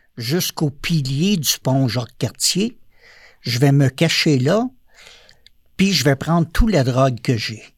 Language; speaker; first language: French; native; French